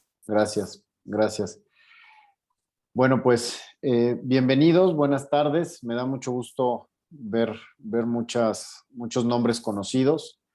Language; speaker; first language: Spanish; native; Spanish